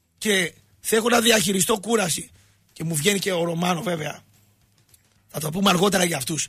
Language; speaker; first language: Greek; native; Greek